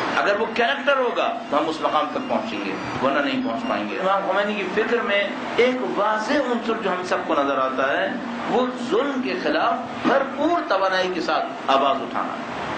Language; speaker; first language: Urdu; native; Urdu